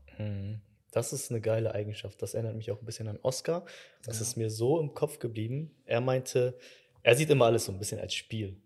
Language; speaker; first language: German; early bilingual, other home language; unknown